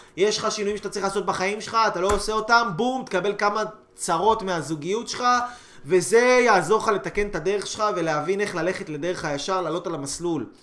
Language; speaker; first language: Hebrew; native; Hebrew